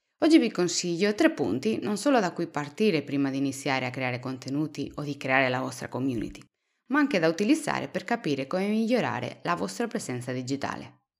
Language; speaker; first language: Italian; non-native, fluent; Spanish